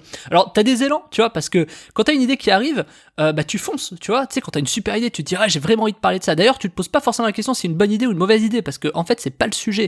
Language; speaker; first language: French; native; French